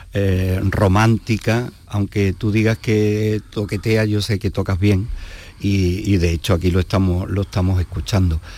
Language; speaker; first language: Spanish; native; Spanish